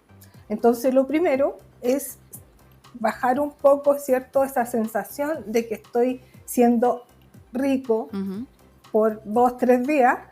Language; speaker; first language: Spanish; native; Spanish